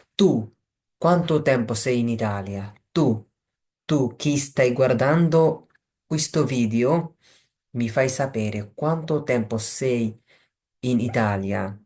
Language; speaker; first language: Italian; non-native, fluent; Bangla